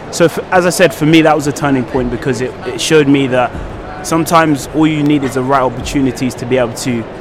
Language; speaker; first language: English; native; English